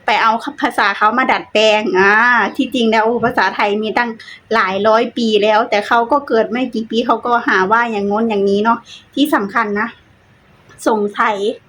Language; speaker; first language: Thai; native; Thai